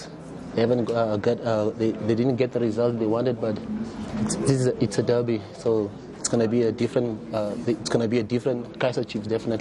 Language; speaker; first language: English; non-native, local second language; Zulu